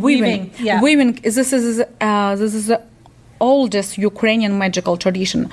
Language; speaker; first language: English; non-native, learner; Ukrainian